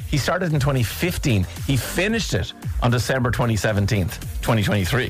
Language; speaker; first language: English; native; English